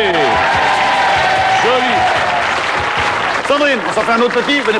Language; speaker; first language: French; native; French